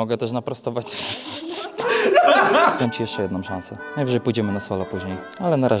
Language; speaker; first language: Polish; native; Polish